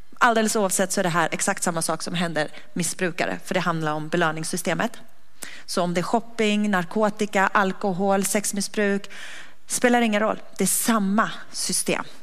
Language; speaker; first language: Swedish; early bilingual, other home language; Persian